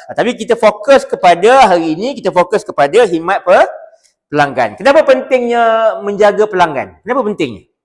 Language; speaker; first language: Malay; native; Malay